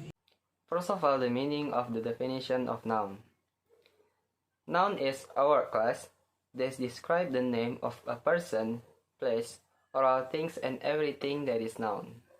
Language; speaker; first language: English; non-native, learner; Indonesian